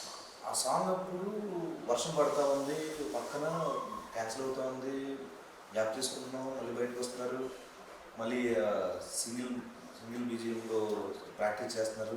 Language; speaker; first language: Telugu; native; Telugu